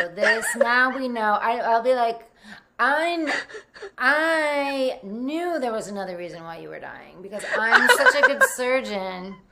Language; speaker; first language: English; native; English